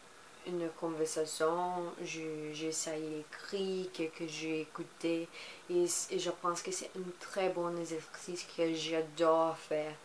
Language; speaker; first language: French; non-native, learner; Portuguese